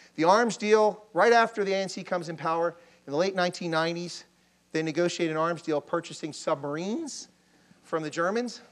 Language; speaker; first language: English; native; English